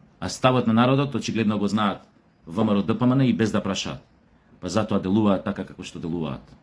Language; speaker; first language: Macedonian; native; Macedonian